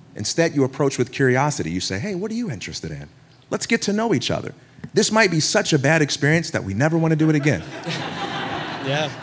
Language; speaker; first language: English; native; English